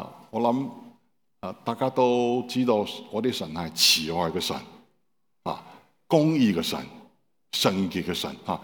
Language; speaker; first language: Cantonese; non-native, fluent; Chinese